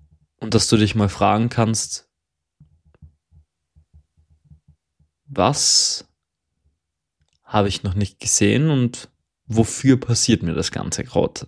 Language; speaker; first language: German; native; German